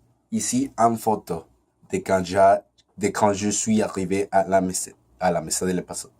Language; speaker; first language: French; non-native, learner; Spanish